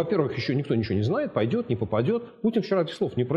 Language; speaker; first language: Russian; native; Russian